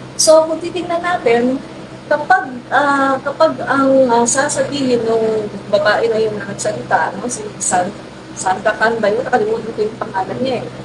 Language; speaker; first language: Filipino; non-native, local second language; Cebuano